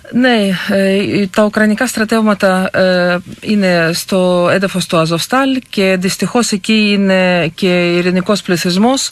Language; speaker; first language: Greek; non-native, fluent; Ukrainian